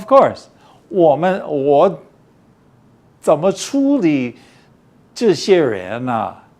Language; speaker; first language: Chinese; early bilingual, heritage; English